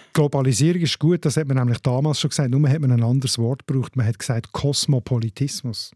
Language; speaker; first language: German; native; German